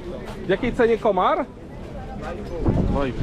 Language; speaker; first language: Polish; native; Polish